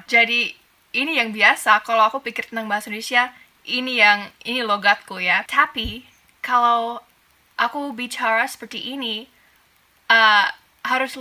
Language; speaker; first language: Indonesian; non-native, fluent; English